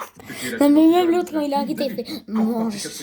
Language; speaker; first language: French; native; French